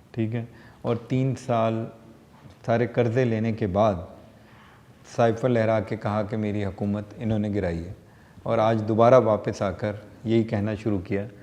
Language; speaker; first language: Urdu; native; Urdu